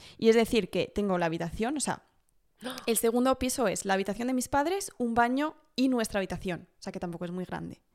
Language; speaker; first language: Spanish; early bilingual, heritage; Spanish